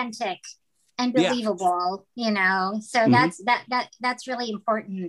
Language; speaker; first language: English; non-native, local second language; Filipino